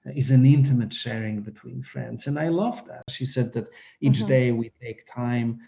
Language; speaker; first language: English; non-native, fluent; Polish